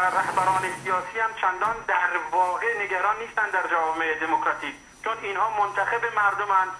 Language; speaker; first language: Persian; non-native, local second language; Central Kurdish